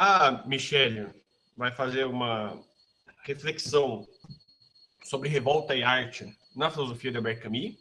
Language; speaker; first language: Portuguese; native; Portuguese